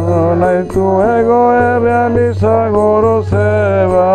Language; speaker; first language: Italian; non-native, learner; Spanish